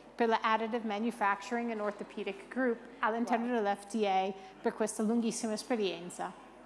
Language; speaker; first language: Italian; non-native, fluent; English